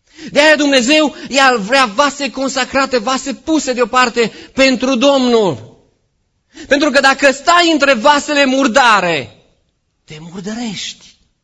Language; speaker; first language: Romanian; native; Romanian